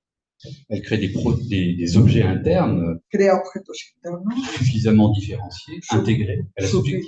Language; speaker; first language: French; native; French